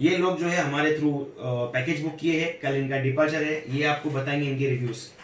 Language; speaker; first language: Hindi; native; Hindi